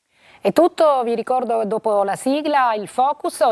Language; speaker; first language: Italian; native; Italian